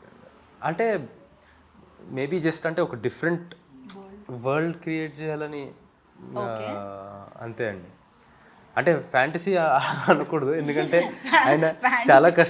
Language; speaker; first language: Telugu; native; Telugu